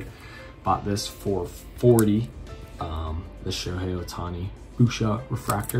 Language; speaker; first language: English; native; English